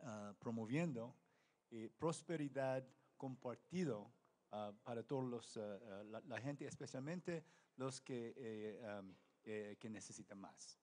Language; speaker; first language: Spanish; non-native, learner; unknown